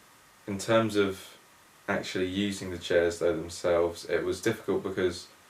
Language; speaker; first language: English; native; English